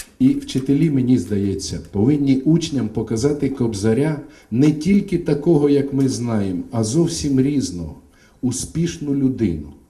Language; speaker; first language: Ukrainian; native; Ukrainian